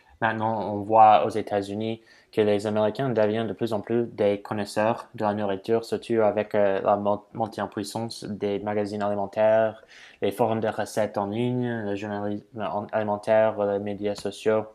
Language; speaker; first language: French; non-native, learner; English